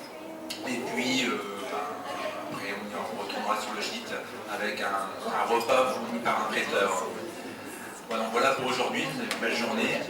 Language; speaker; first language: French; native; French